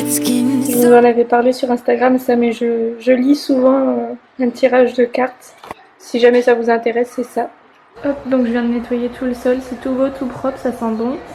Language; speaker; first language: French; native; French